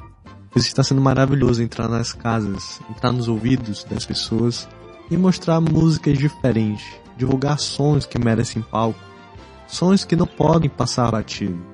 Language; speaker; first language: Portuguese; native; Portuguese